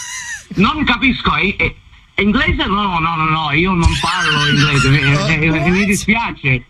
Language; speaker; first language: Italian; non-native, learner; English